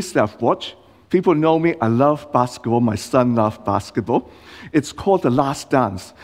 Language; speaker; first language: English; non-native, local second language; Cantonese